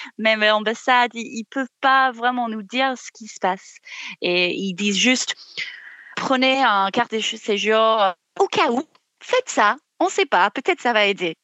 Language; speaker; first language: French; non-native, fluent; English